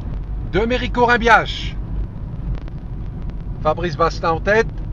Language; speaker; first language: French; native; French